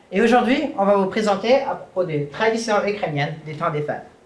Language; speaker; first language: French; non-native, local second language; English